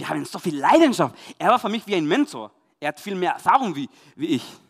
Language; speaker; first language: German; non-native, learner; Spanish